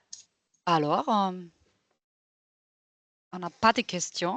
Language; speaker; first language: French; non-native, local second language; German